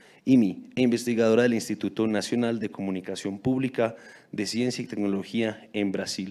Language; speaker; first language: Spanish; native; Spanish